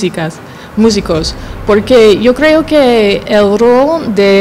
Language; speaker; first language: Spanish; non-native, fluent; English